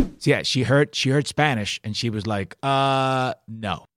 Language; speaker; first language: English; early bilingual, other home language; Spanish